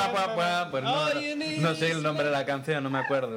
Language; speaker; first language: Spanish; native; Spanish